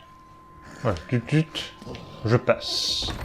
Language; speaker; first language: French; native; French